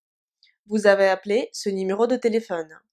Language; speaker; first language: French; non-native, fluent; Russian